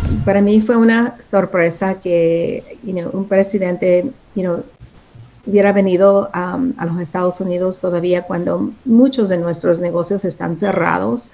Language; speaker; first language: Spanish; early bilingual, other home language; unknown